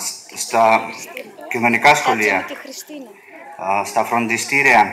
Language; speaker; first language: Greek; non-native, learner; Russian